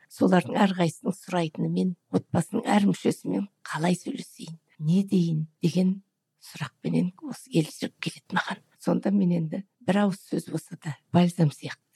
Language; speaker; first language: Kazakh; native; Kazakh